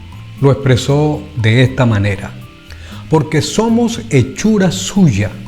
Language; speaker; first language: Spanish; native; Spanish